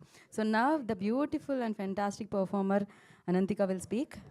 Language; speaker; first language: Telugu; native; Telugu